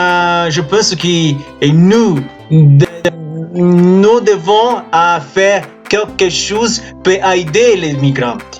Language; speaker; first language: French; non-native, learner; Spanish